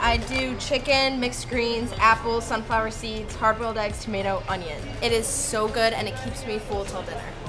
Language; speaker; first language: English; native; English